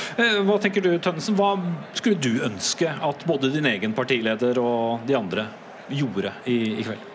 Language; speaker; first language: Norwegian; native; Norwegian